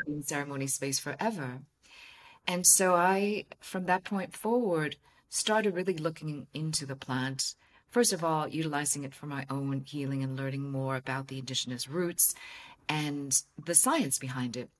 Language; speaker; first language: English; non-native, local second language; Cantonese